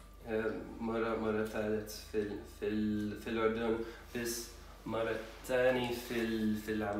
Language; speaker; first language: Arabic; non-native, learner; English